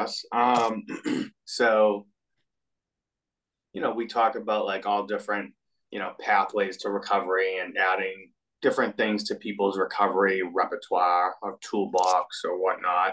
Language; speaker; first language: English; native; English